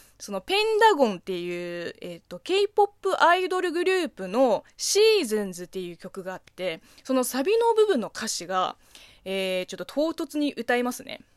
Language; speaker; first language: Japanese; non-native, fluent; Chinese